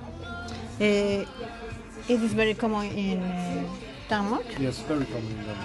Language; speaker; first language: English; non-native, learner; Spanish